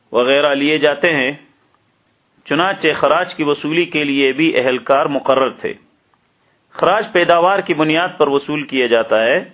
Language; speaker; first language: Urdu; native; Urdu